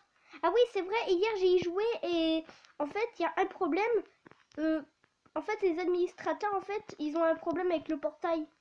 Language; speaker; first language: French; native; French